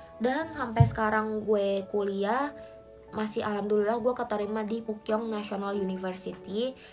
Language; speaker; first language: Indonesian; native; Indonesian